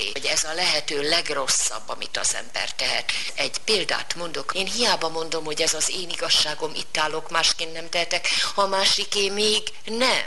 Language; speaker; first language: Hungarian; native; Hungarian